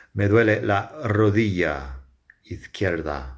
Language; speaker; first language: Spanish; non-native, fluent; English